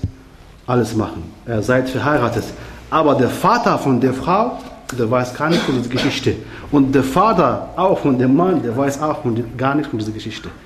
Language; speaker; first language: German; non-native, learner; Arabic